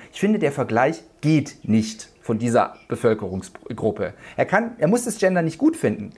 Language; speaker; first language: German; native; German